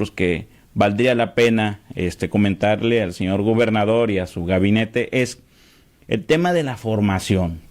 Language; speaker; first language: Spanish; native; Spanish